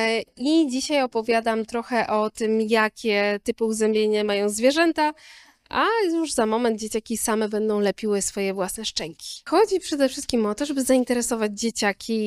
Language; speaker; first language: Polish; native; Polish